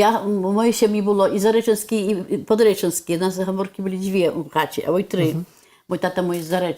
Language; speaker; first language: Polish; non-native, local second language; Belarusian